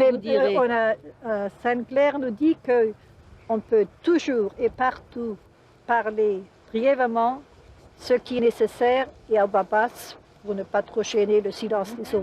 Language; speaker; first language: French; native; French